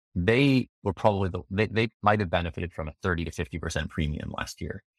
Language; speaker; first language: English; native; English